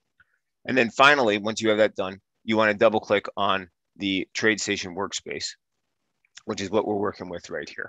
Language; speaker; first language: English; native; English